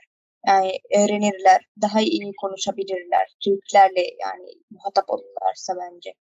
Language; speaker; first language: Turkish; early bilingual, other home language; Arabic